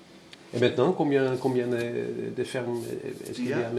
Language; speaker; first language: French; non-native, fluent; Dutch